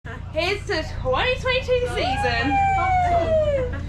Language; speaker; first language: English; native; English